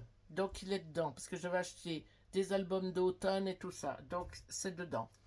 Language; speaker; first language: French; native; French